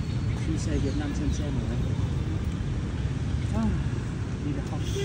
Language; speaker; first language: English; non-native, learner; Vietnamese